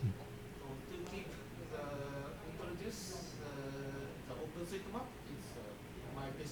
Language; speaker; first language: English; non-native, learner; Japanese